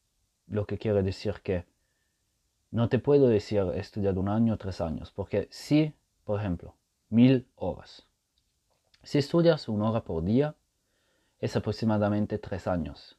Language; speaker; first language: Spanish; non-native, fluent; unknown